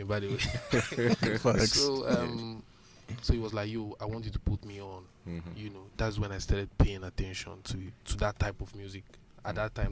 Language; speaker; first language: English; non-native, local second language; Igbo